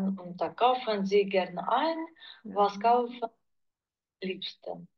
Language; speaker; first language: German; non-native, learner; Russian